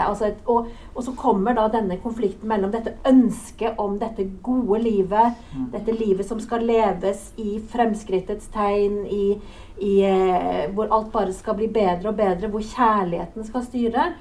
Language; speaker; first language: Norwegian; native; Norwegian